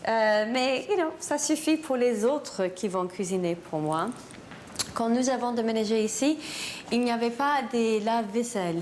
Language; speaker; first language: French; non-native, learner; English